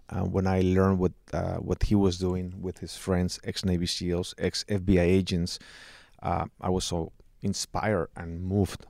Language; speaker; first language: English; non-native, fluent; Spanish